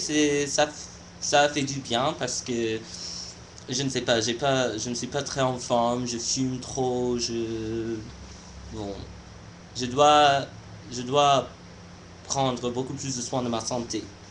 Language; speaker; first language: French; non-native, fluent; English